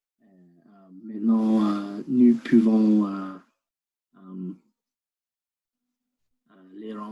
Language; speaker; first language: French; non-native, learner; English